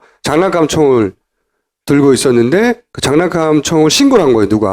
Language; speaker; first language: Korean; native; Korean